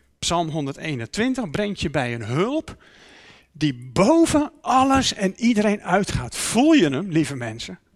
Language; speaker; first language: Dutch; native; Dutch